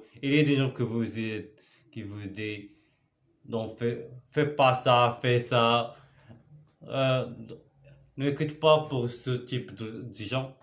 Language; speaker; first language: French; non-native, learner; Arabic